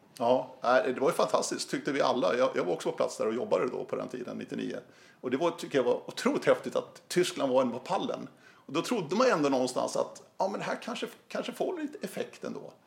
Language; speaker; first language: Swedish; native; Swedish